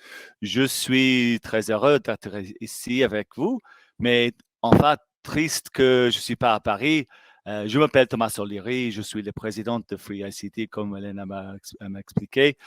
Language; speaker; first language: French; non-native, fluent; English